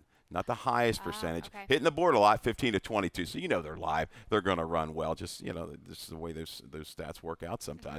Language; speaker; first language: English; native; English